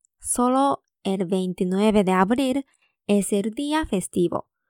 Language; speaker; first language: Spanish; non-native, fluent; Japanese